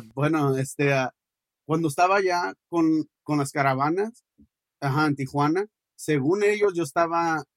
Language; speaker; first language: Spanish; early bilingual, heritage; Spanish